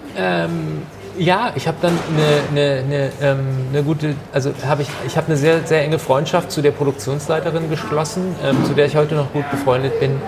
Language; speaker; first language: German; early bilingual, other home language; Turkish